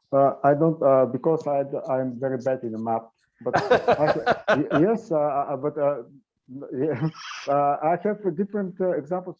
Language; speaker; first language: English; non-native, learner; Bulgarian